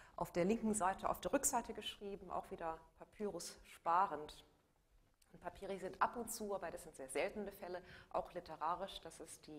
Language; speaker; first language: German; native; German